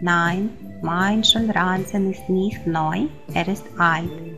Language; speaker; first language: German; non-native, fluent; Ukrainian